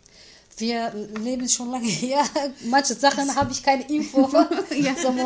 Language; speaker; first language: German; non-native, learner; Kurdish